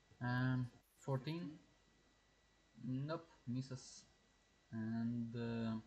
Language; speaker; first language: English; non-native, learner; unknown